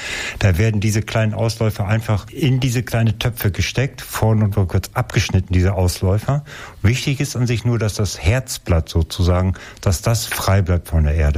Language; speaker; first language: German; native; German